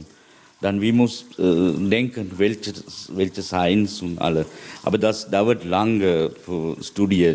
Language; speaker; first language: German; non-native, learner; Sinhala